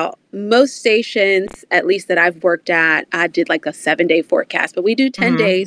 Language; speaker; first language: English; native; English